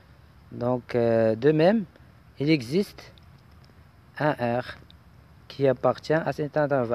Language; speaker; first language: French; non-native, local second language; Arabic